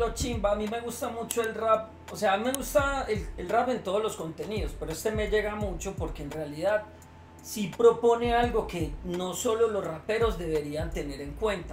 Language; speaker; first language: Spanish; native; Spanish